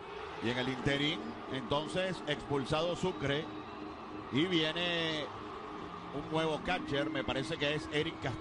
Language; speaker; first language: Spanish; native; Spanish